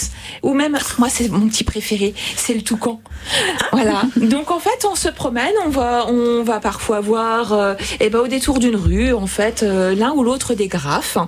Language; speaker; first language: French; native; French